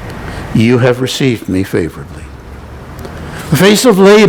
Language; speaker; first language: English; native; English